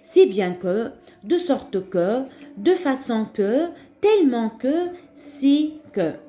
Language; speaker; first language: French; non-native, local second language; Arabic